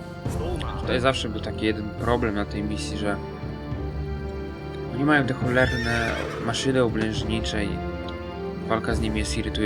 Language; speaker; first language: Polish; native; Polish